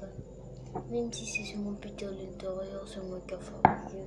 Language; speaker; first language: French; non-native, local second language; Lingala